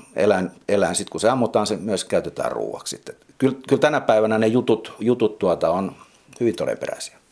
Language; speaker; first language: Finnish; native; Finnish